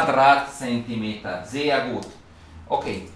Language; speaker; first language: German; non-native, learner; Spanish